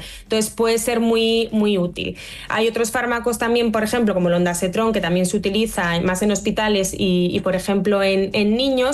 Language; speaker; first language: Spanish; native; Spanish